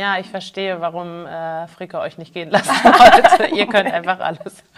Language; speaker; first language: German; native; German